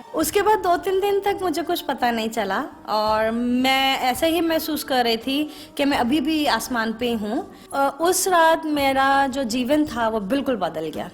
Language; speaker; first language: Urdu; native; Urdu